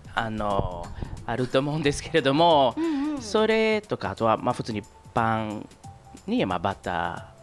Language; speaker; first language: Japanese; non-native, fluent; Portuguese